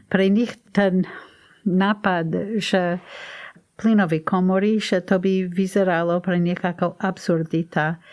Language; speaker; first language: Slovak; non-native, fluent; English